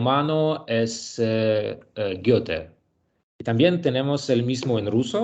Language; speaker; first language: Spanish; non-native, learner; Russian